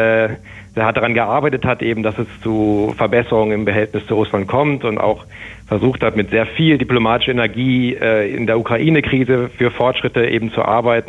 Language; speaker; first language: German; native; German